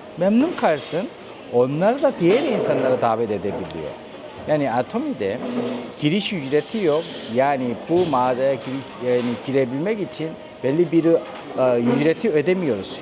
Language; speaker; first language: Turkish; non-native, fluent; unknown